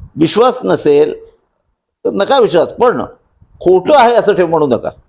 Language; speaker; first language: Marathi; native; Marathi